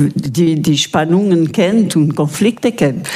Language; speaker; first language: German; non-native, local second language; French